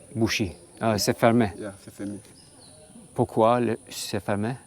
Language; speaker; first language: French; non-native, learner; Turkish